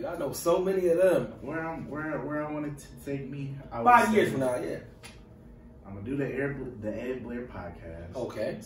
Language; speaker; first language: English; native; English